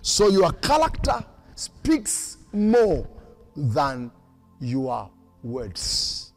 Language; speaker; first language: English; non-native, local second language; Swahili